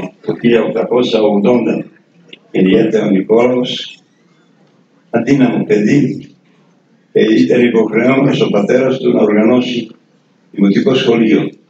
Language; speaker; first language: Greek; non-native, fluent; Serbian